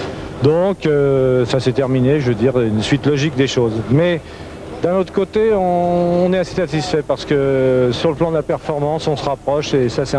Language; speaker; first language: French; native; French